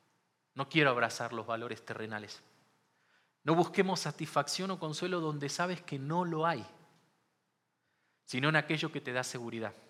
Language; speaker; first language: Spanish; native; Spanish